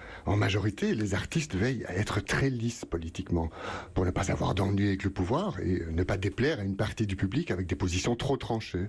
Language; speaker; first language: French; native; French